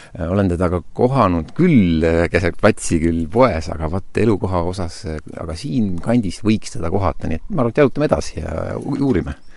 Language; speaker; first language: Estonian; native; Estonian